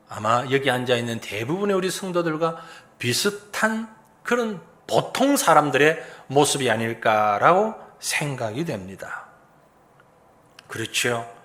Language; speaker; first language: Korean; native; Korean